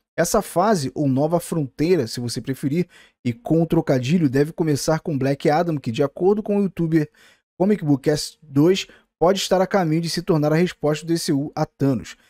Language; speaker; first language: Portuguese; native; Portuguese